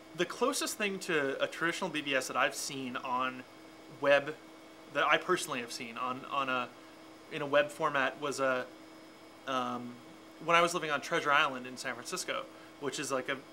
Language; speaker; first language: English; native; English